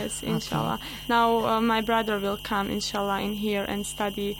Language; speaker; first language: English; non-native, learner; Bosnian